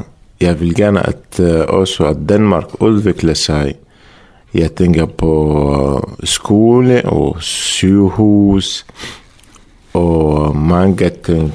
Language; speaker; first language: Danish; non-native, learner; Arabic